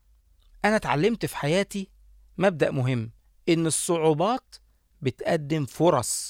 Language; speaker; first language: Arabic; native; Arabic